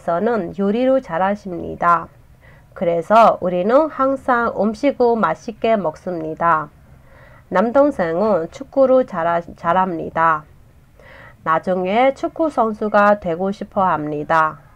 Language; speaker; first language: Korean; non-native, learner; Burmese